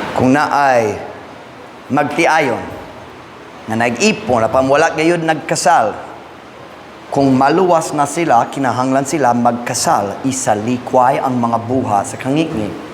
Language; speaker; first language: Cebuano; non-native, fluent; English